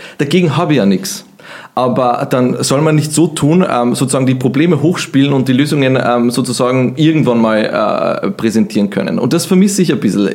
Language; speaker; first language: German; early bilingual, other home language; Bosnian